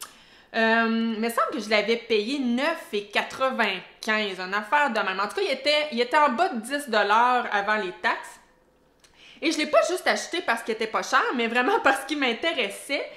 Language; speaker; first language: French; native; French